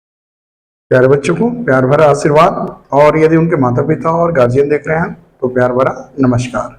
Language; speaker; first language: Hindi; native; Hindi